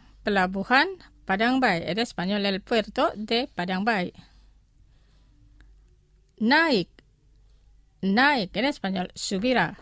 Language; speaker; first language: Spanish; non-native, fluent; Indonesian